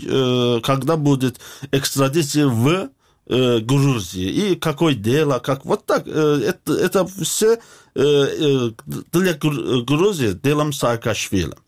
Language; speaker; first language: Russian; non-native, learner; Azerbaijani